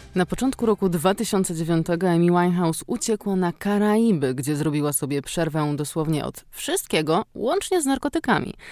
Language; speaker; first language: Polish; native; Polish